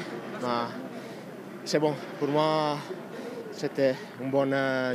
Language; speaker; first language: French; non-native, learner; Italian